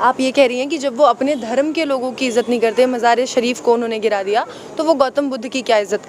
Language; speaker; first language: Hindi; native; Hindi